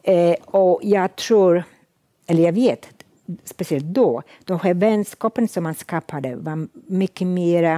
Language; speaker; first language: Swedish; non-native, fluent; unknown